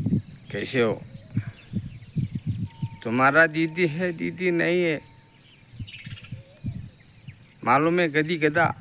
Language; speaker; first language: Hindi; non-native, learner; Oromo